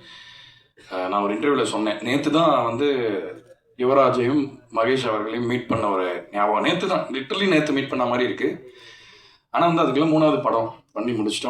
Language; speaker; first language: Tamil; native; Tamil